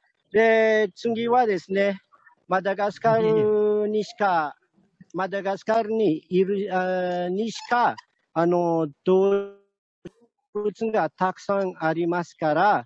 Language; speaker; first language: Japanese; non-native, fluent; Malagasy